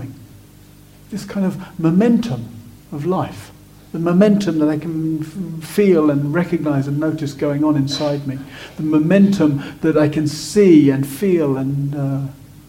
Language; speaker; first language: English; native; English